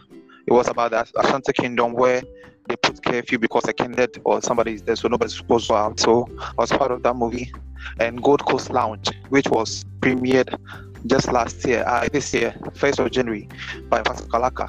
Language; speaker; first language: English; non-native, local second language; Akan